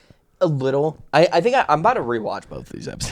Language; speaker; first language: English; native; English